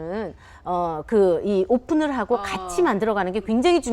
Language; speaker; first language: Korean; native; Korean